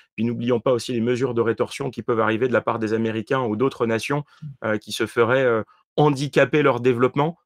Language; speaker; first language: French; native; French